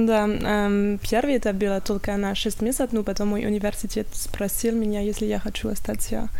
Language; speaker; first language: Russian; non-native, learner; French